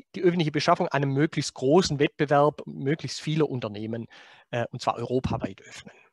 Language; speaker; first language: German; native; German